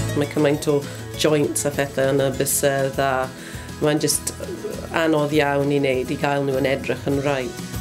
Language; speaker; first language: Welsh; non-native, learner; English